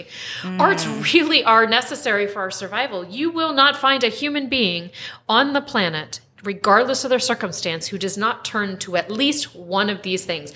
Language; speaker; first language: English; native; English